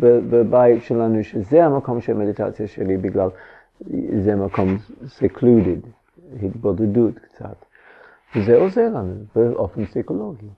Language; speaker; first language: Hebrew; non-native, fluent; English